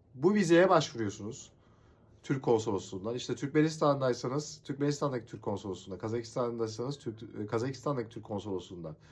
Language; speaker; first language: Turkish; native; Turkish